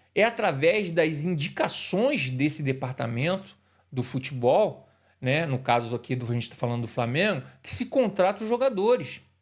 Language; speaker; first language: Portuguese; native; Portuguese